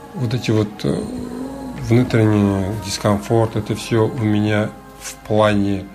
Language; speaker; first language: Russian; early bilingual, other home language; Mongolian